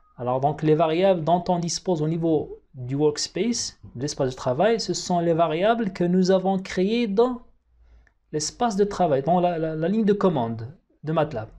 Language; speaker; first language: French; non-native, local second language; Arabic